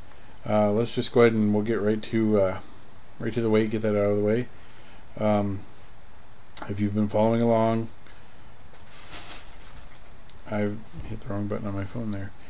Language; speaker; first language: English; native; English